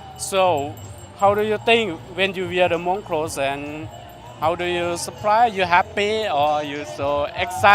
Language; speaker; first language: English; non-native, learner; Hmong